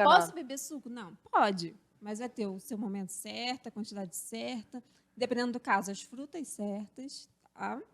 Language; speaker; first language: Portuguese; native; Portuguese